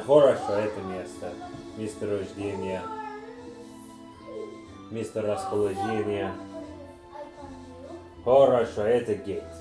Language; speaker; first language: Russian; non-native, learner; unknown